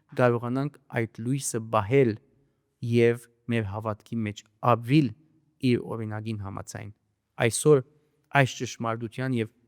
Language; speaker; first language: Armenian; early bilingual, heritage; Armenian